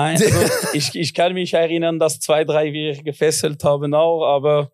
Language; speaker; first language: German; non-native, local second language; French